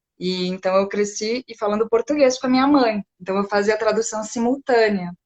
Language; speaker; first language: Portuguese; early bilingual, heritage; Portuguese